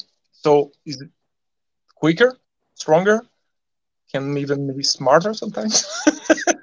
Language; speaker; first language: English; non-native, fluent; French